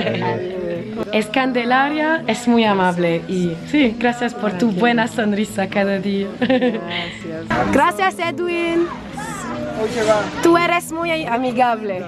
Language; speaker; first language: Spanish; non-native, learner; French